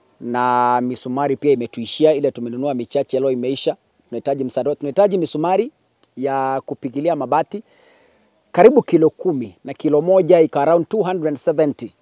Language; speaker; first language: Swahili; non-native, local second language; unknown